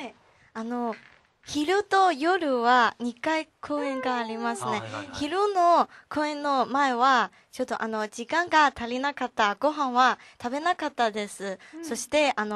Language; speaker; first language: Japanese; non-native, learner; Chinese